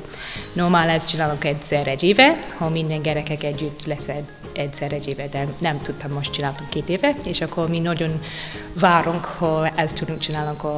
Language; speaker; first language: Hungarian; non-native, learner; English